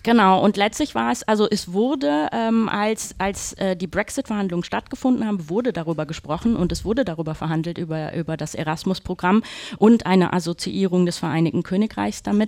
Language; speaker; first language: German; native; German